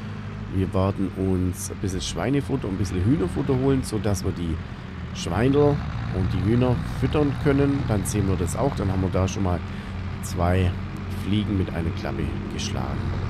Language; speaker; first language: German; native; German